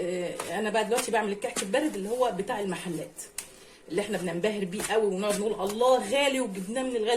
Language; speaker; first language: Arabic; native; Arabic